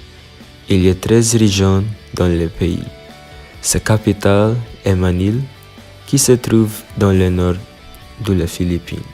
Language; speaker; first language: French; non-native, learner; Filipino